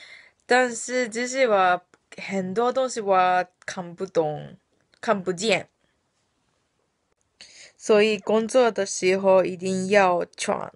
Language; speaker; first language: Chinese; non-native, learner; Japanese